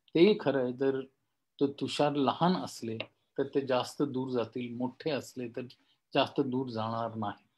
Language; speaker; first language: Marathi; non-native, local second language; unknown